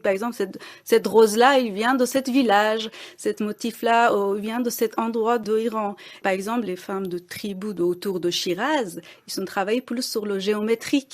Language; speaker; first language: French; non-native, fluent; Persian